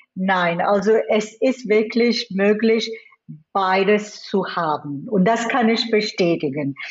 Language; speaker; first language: German; non-native, fluent; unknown